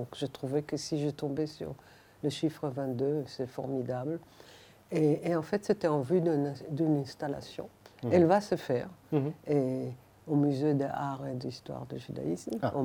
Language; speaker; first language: French; non-native, fluent; Hebrew